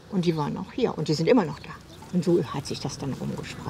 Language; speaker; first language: German; native; German